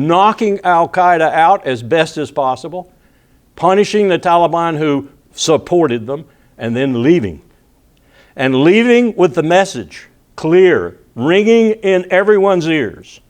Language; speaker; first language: English; native; English